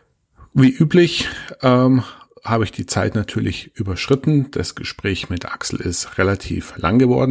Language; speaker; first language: German; native; German